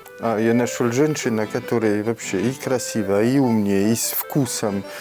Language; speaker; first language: Russian; non-native, learner; French